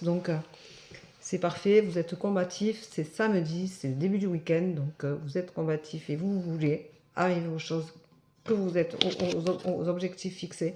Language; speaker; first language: French; native; French